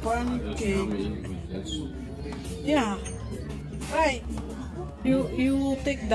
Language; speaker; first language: English; non-native, local second language; Filipino